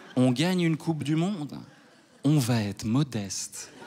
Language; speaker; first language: French; native; French